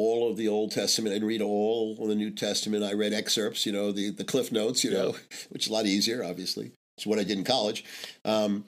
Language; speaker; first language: English; native; English